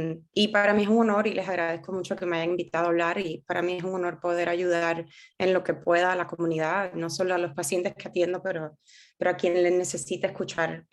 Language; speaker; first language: Spanish; native; Spanish